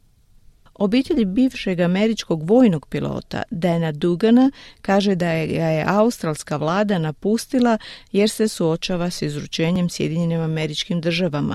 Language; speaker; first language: Croatian; native; Croatian